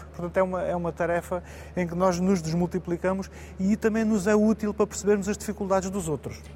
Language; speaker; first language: Portuguese; native; Portuguese